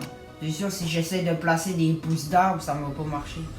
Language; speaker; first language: French; native; French